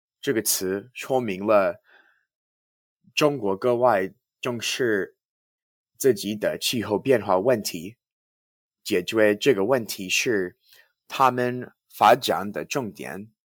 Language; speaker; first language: Chinese; non-native, learner; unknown